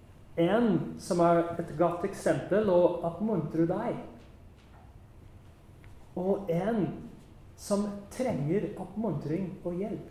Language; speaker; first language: Norwegian; non-native, fluent; English